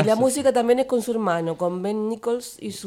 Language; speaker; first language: Spanish; native; Spanish